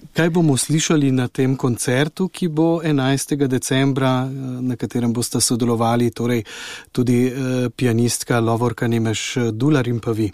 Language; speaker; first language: Slovenian; native; Slovenian